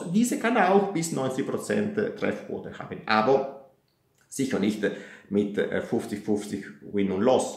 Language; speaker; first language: German; non-native, fluent; Italian